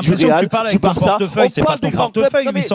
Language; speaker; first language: French; native; French